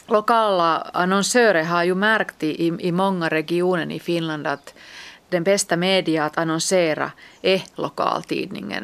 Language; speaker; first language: Swedish; non-native, local second language; Finnish